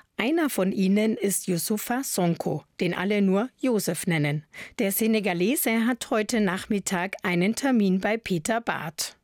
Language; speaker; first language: German; native; German